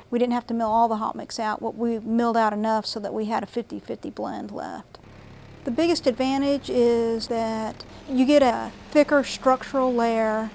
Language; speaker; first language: English; native; English